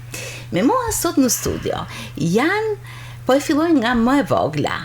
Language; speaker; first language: Albanian; native; Albanian